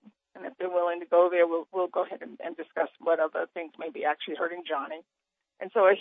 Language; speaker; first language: English; native; English